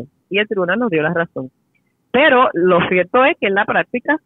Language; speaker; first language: Spanish; native; Spanish